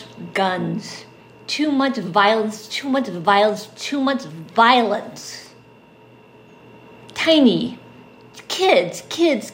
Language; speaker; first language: English; native; English